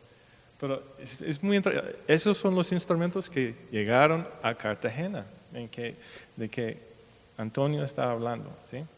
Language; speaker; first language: Spanish; non-native, fluent; English